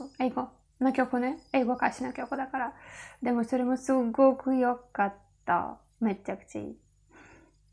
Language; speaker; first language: Japanese; non-native, learner; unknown